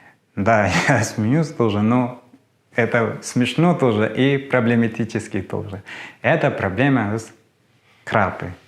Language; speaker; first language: Russian; non-native, learner; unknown